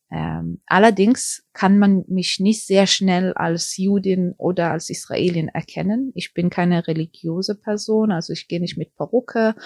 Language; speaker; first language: German; early bilingual, heritage; German